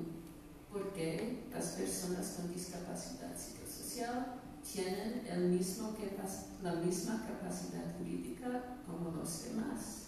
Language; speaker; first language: Spanish; non-native, fluent; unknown